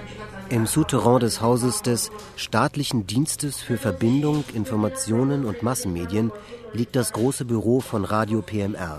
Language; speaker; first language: German; native; German